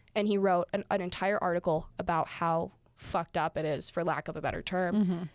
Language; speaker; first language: English; native; English